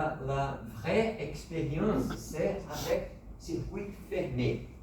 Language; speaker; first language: French; non-native, fluent; Portuguese